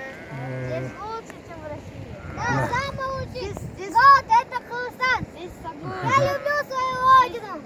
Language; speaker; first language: Russian; early bilingual, other home language; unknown